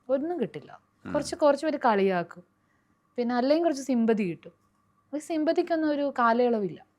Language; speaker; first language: Malayalam; non-native, local second language; Hindi